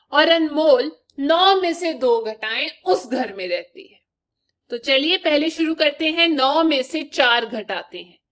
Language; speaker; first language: Hindi; native; Hindi